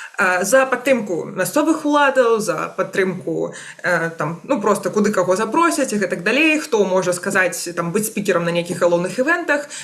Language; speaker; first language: Belarusian; non-native, local second language; Russian